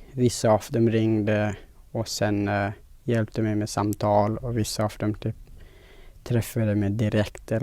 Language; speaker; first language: Swedish; non-native, fluent; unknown